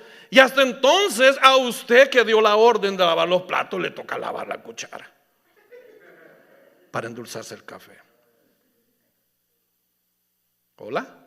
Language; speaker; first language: Spanish; native; Spanish